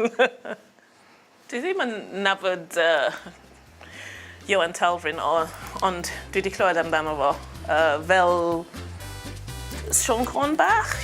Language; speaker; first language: Welsh; non-native, learner; English